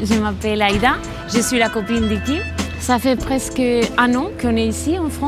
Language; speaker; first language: French; non-native, fluent; Spanish